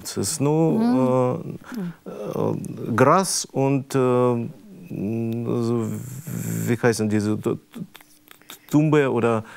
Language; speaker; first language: German; non-native, fluent; Russian